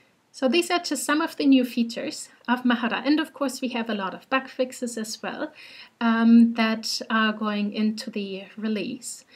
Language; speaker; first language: English; non-native, fluent; German